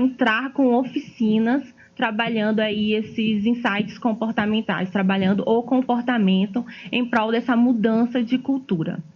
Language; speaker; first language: Portuguese; native; Portuguese